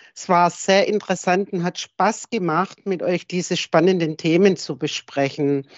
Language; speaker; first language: German; non-native, fluent; English